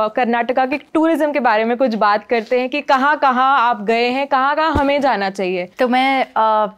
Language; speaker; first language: Hindi; non-native, local second language; Gujarati